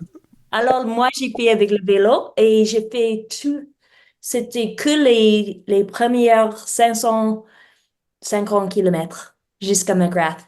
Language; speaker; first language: French; non-native, learner; English